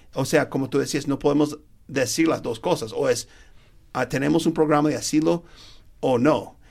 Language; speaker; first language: Spanish; non-native, fluent; English